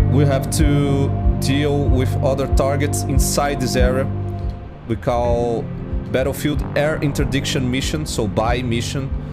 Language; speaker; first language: English; non-native, fluent; Portuguese